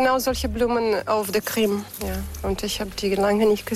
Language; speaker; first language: German; non-native, fluent; Russian